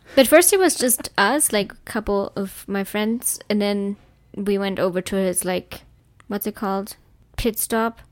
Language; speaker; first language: English; non-native, fluent; German